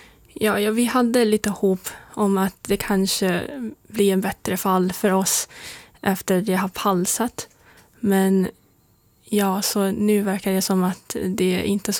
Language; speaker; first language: Swedish; non-native, fluent; Chinese